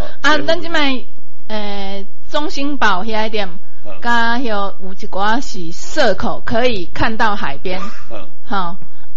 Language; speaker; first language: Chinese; non-native, local second language; Min Nan Chinese